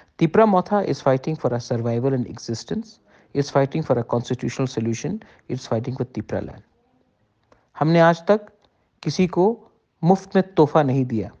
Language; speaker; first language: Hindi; non-native, local second language; Kok Borok